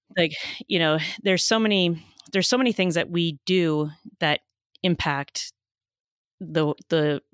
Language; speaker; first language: English; native; English